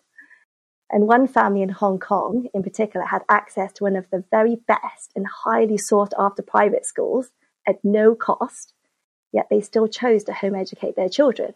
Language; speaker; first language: English; native; English